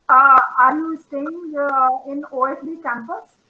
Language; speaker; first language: English; non-native, local second language; Hindi